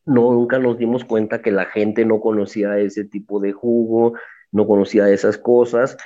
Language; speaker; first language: Spanish; native; Spanish